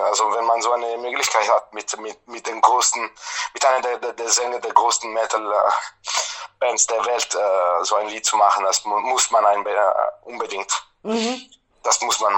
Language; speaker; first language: German; non-native, fluent; Italian